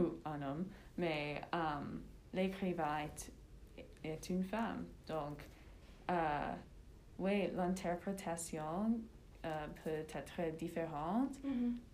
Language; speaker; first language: French; non-native, learner; English